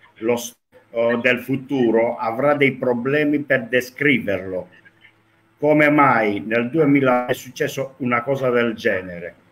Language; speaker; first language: Italian; non-native, fluent; Greek